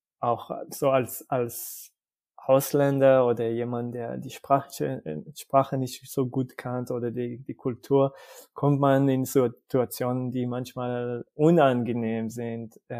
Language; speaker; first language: German; non-native, fluent; Hebrew